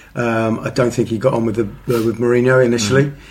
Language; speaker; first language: English; native; English